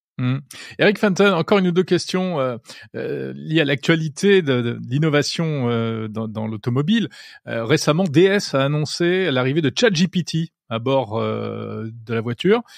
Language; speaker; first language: French; native; French